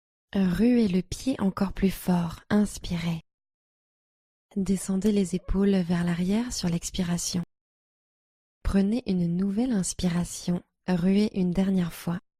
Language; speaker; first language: French; native; French